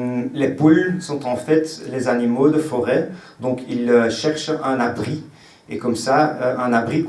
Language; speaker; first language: French; non-native, local second language; Dutch